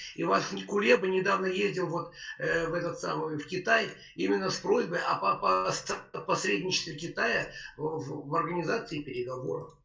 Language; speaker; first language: Russian; native; Russian